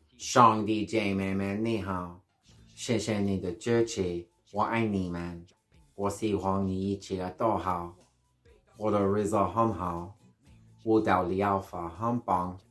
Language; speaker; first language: Chinese; non-native, learner; English